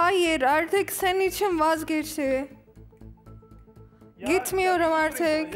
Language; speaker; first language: Turkish; non-native, learner; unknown